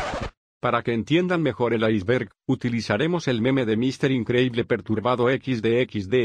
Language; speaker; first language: Spanish; native; Spanish